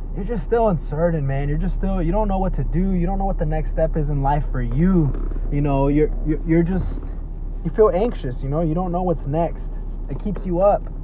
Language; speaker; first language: English; native; English